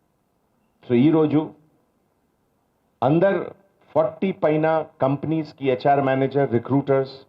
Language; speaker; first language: Telugu; non-native, learner; Hindi